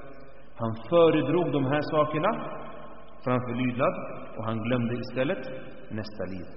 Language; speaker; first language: Swedish; early bilingual, other home language; Arabic